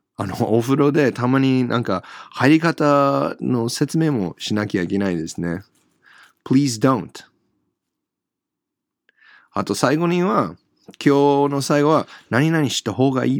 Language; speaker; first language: Japanese; non-native, fluent; English